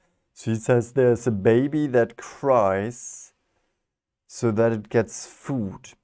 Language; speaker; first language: English; non-native, fluent; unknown